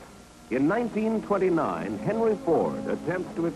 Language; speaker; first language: English; native; English